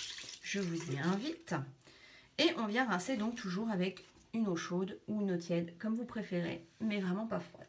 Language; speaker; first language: French; native; French